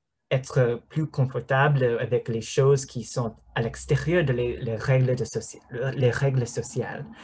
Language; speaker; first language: French; non-native, learner; English